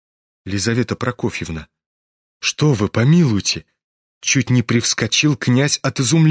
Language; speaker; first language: Russian; native; Russian